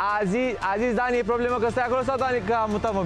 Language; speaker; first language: Romanian; native; Romanian